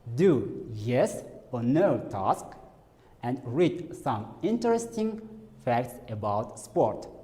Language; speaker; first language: English; non-native, fluent; Kazakh